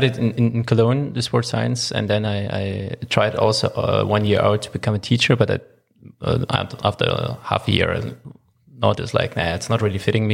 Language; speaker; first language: English; non-native, fluent; German